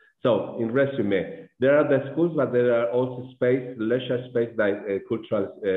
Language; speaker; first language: English; non-native, fluent; Spanish